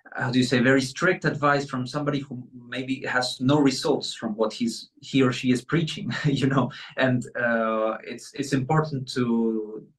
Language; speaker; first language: English; non-native, fluent; Spanish